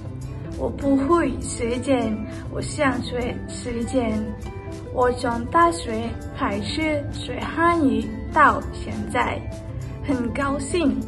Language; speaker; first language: Chinese; non-native, learner; Malay